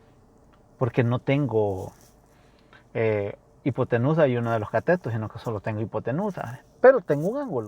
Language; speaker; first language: Spanish; native; Spanish